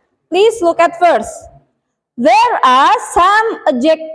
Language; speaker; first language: English; non-native, fluent; Indonesian